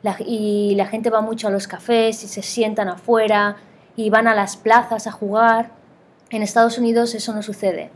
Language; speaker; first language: Spanish; native; Spanish